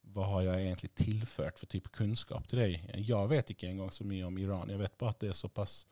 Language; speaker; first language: Norwegian; non-native, fluent; Persian